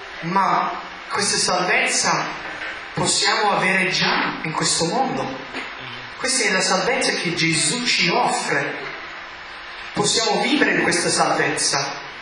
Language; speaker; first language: Italian; non-native, learner; English